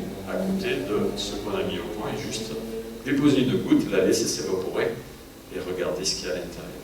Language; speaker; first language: French; native; French